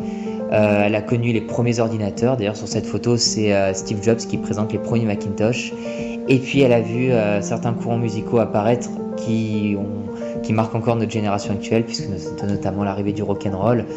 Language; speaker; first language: French; native; French